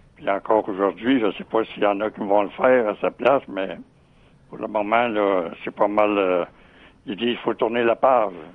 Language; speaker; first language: French; native; French